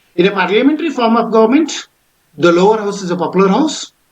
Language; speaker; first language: English; non-native, local second language; Kannada